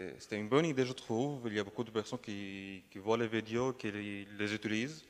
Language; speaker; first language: French; non-native, fluent; Arabic